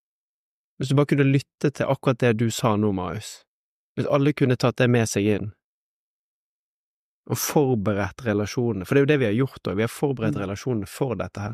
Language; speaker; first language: Norwegian; native; Norwegian